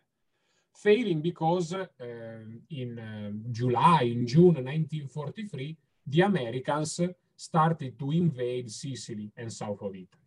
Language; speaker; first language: English; non-native, fluent; Italian